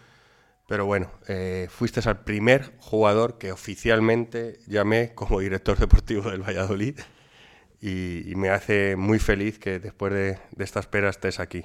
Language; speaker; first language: Spanish; native; Spanish